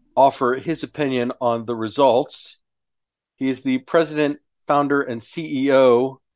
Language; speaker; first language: English; native; English